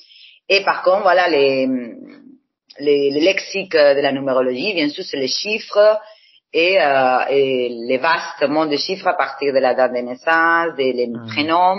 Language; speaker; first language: French; non-native, fluent; Spanish